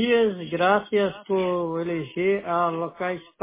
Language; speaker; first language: Spanish; non-native, learner; Portuguese